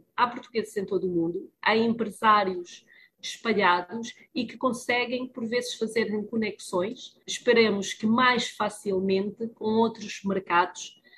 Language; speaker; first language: Portuguese; early bilingual, heritage; Spanish